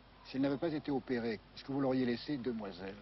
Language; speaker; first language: French; native; French